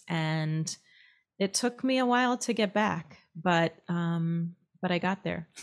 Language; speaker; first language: English; native; English